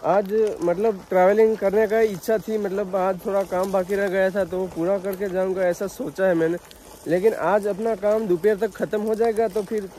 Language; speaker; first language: Hindi; non-native, local second language; Bhili